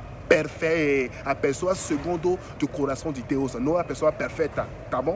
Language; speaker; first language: Portuguese; non-native, fluent; French